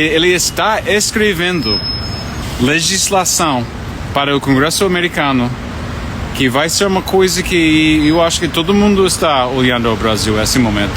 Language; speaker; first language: Portuguese; non-native, fluent; English